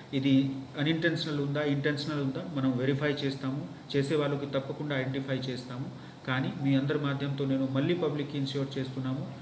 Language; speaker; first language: Telugu; non-native, fluent; Hindi